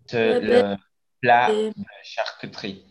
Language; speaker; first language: French; non-native, learner; Spanish